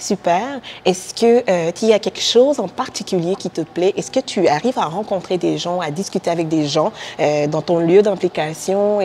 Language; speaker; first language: French; native; French